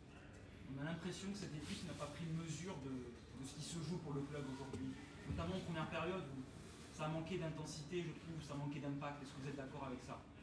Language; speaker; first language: French; native; French